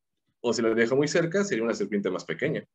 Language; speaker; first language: Spanish; native; Spanish